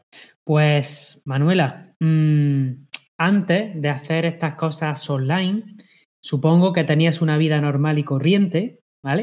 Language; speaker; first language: Spanish; native; Spanish